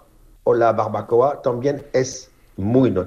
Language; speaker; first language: Spanish; non-native, learner; French